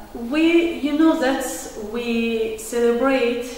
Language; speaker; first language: English; non-native, fluent; Azerbaijani